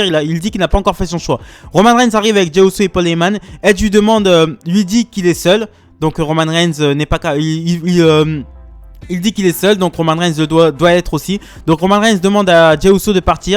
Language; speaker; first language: French; native; French